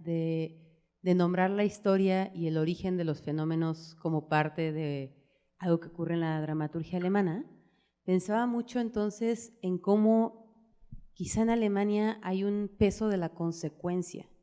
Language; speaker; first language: Spanish; native; Spanish